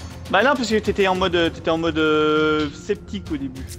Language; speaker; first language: French; native; French